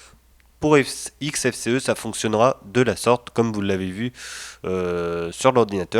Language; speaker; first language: French; native; French